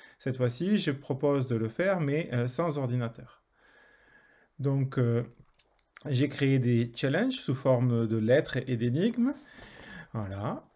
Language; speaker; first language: French; native; French